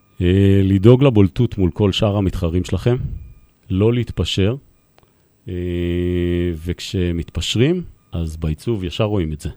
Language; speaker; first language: Hebrew; native; Hebrew